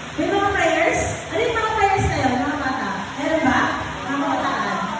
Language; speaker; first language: Filipino; non-native, local second language; Cebuano